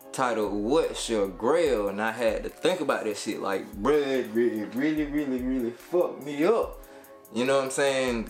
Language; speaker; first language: English; native; English